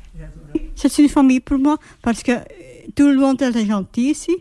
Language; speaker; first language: French; non-native, learner; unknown